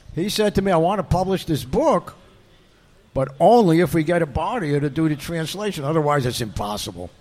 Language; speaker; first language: English; native; English